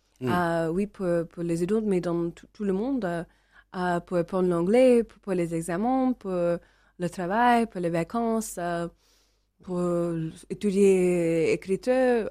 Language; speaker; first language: French; non-native, learner; English